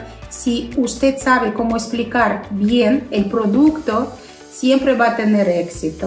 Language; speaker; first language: Spanish; non-native, fluent; Russian